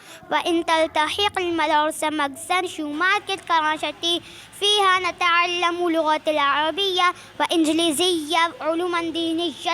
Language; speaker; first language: Arabic; non-native, learner; Urdu